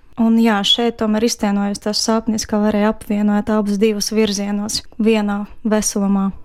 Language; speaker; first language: Latvian; non-native, fluent; Ukrainian